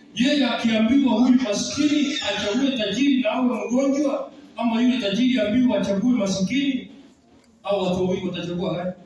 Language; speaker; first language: Swahili; non-native, local second language; Gusii